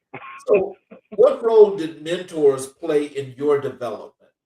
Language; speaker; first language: English; native; English